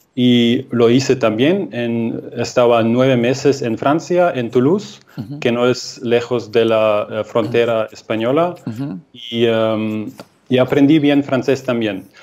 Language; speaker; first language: Spanish; non-native, fluent; Russian